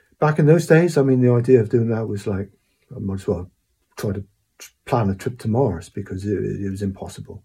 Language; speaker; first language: English; native; English